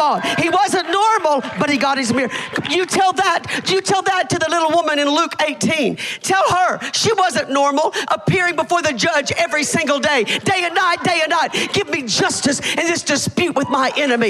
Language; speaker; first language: English; native; English